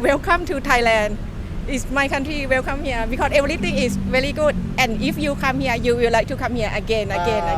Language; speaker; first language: English; non-native, learner; Thai